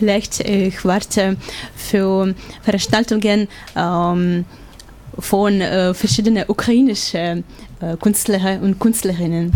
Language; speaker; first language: German; non-native, learner; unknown